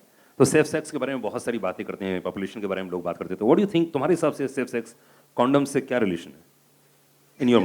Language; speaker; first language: Hindi; native; Hindi